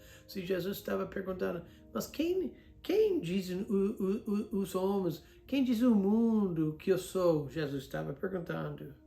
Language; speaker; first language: Portuguese; non-native, fluent; English